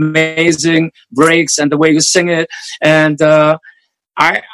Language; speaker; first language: English; non-native, fluent; German